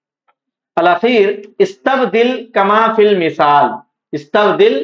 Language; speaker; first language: Arabic; non-native, fluent; Urdu